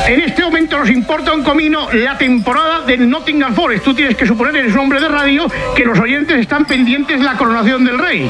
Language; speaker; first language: Spanish; native; Spanish